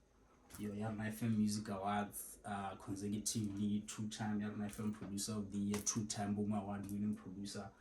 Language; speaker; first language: English; non-native, local second language; Tswana